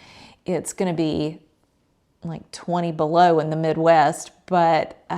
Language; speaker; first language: English; native; English